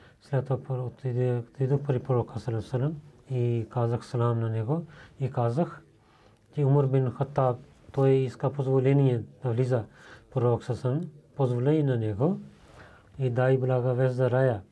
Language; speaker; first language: Bulgarian; non-native, learner; Urdu